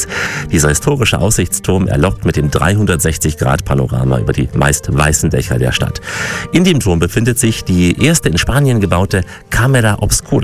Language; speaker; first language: German; native; German